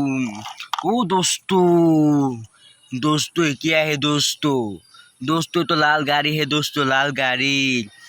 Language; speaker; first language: Hindi; native; Hindi